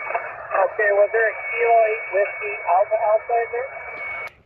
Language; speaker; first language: English; native; English